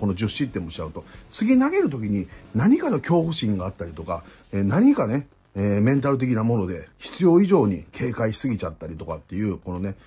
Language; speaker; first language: Japanese; native; Japanese